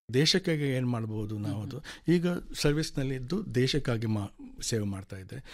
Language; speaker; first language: Kannada; non-native, local second language; Konkani